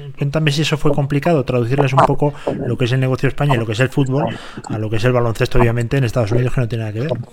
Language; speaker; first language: Spanish; native; Spanish